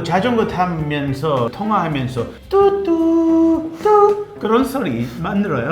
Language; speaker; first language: Korean; non-native, fluent; English